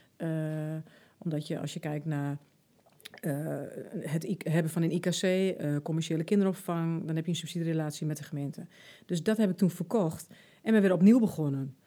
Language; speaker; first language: Dutch; early bilingual, other home language; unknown